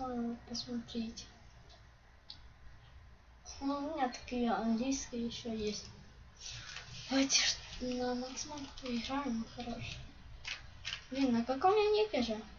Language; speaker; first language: Russian; non-native, local second language; Ukrainian